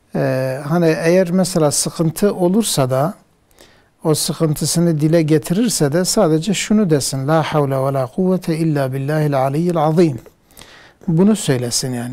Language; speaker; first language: Turkish; non-native, local second language; Kurdish